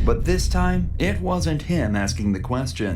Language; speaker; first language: English; native; English